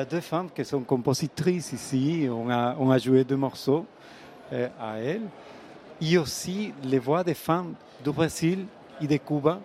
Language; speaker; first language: French; non-native, fluent; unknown